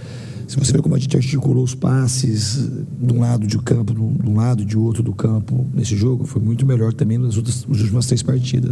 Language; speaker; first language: Portuguese; native; Portuguese